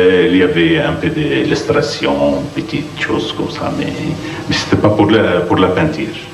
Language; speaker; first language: French; non-native, fluent; Arabic